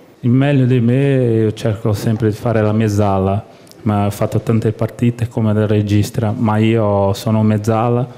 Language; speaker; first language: Italian; non-native, fluent; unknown